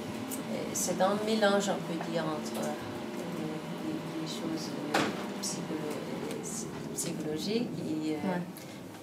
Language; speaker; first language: French; non-native, fluent; Danish